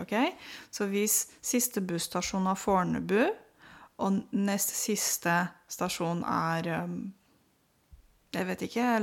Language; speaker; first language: Norwegian; non-native, fluent; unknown